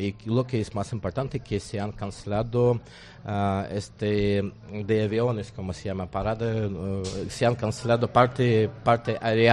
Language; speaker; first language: Spanish; non-native, learner; Russian